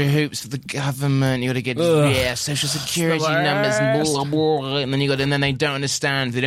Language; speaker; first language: English; native; English